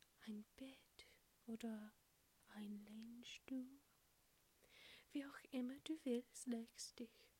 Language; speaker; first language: German; non-native, learner; English